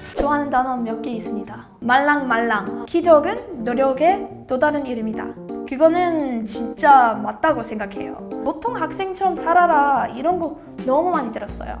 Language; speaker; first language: Korean; non-native, learner; English